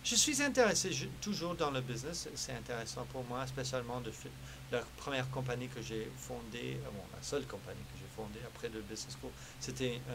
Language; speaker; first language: French; early bilingual, heritage; French